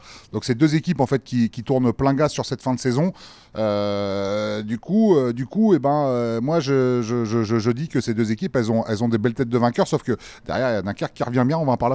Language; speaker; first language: French; native; French